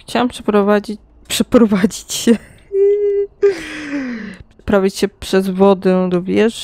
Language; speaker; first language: Polish; native; Polish